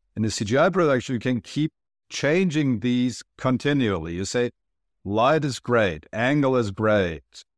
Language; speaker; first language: English; non-native, fluent; Turkish